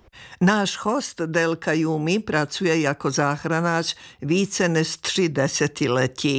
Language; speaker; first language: Czech; non-native, fluent; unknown